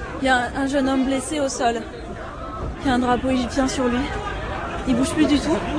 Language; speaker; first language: French; native; French